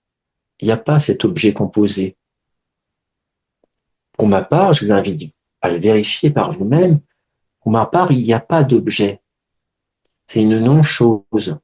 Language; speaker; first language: French; native; French